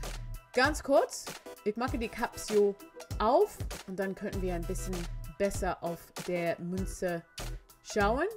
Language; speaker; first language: German; non-native, learner; English